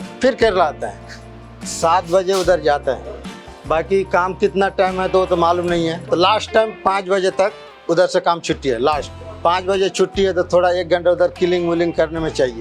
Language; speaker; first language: Hindi; non-native, local second language; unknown